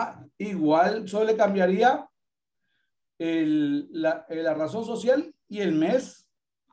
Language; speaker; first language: Spanish; native; Spanish